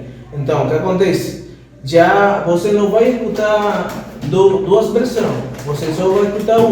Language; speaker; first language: Portuguese; non-native, fluent; Spanish